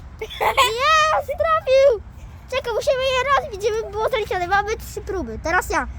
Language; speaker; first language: Polish; native; Polish